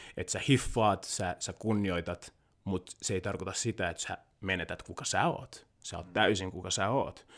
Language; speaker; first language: Finnish; early bilingual, other home language; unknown